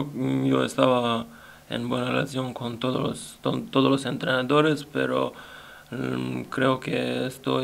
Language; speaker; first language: Spanish; non-native, learner; Serbian